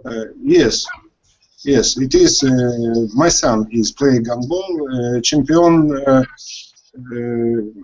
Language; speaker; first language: English; non-native, learner; Russian